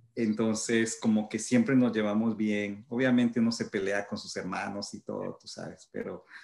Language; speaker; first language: Spanish; early bilingual, heritage; Spanish